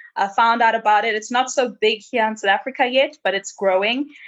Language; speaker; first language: English; non-native, local second language; Nyanja